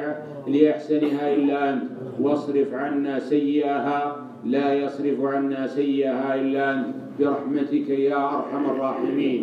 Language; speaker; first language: Arabic; native; Arabic